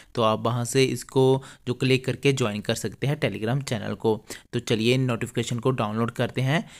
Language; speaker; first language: Hindi; native; Hindi